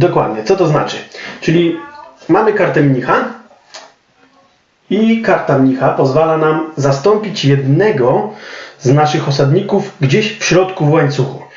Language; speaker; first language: Polish; native; Polish